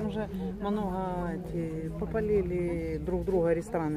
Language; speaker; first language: Russian; non-native, learner; Turkish